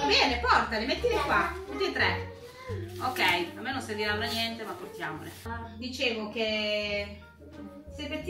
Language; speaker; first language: Italian; native; Italian